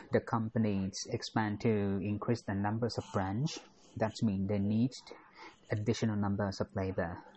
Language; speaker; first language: English; non-native, fluent; Thai